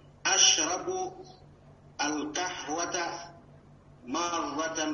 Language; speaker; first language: Arabic; non-native, learner; French